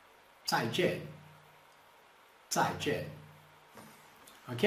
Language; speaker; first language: Chinese; non-native, fluent; Portuguese